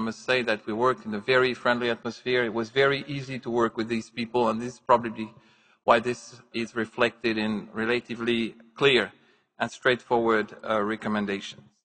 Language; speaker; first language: English; non-native, fluent; French